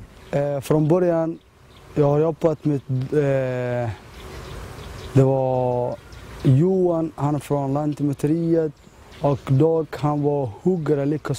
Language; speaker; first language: Swedish; non-native, learner; Somali